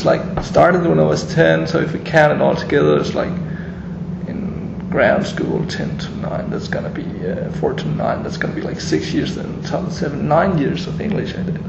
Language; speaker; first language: English; non-native, fluent; Danish